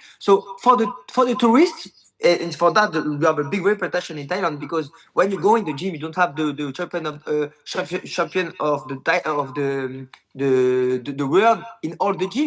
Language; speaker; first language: English; non-native, learner; French